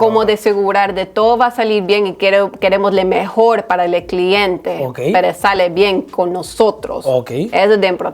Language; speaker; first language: Spanish; early bilingual, heritage; Spanish